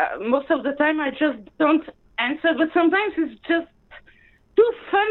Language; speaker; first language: English; non-native, fluent; French